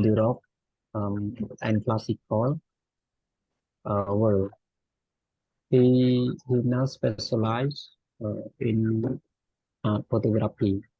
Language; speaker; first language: English; non-native, learner; Khmer